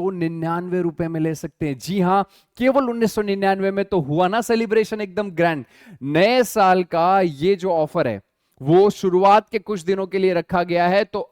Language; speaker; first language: Hindi; native; Hindi